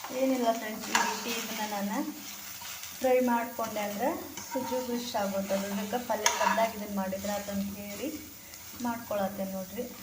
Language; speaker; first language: Kannada; native; Kannada